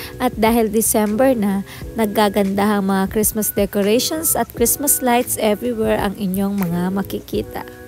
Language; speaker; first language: Filipino; native; Filipino